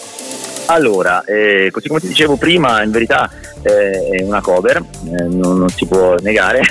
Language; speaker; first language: Italian; native; Italian